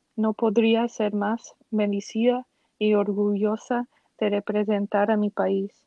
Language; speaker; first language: Spanish; early bilingual, other home language; English